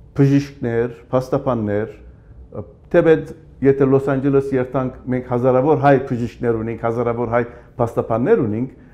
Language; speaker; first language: Armenian; native; Armenian